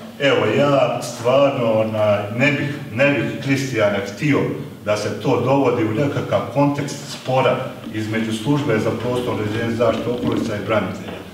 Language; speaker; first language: Bosnian; native; Bosnian